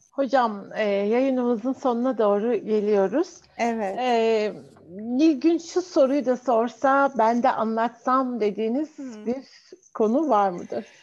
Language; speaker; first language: Turkish; native; Turkish